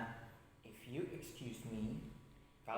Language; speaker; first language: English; non-native, fluent; Indonesian